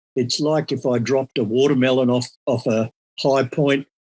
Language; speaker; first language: English; native; English